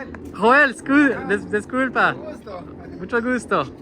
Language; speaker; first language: Spanish; non-native, learner; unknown